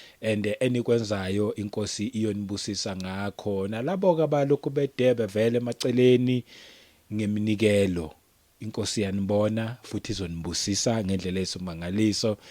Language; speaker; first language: Zulu; native; Zulu